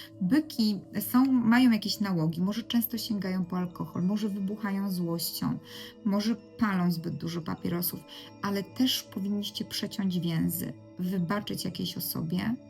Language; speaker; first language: Polish; native; Polish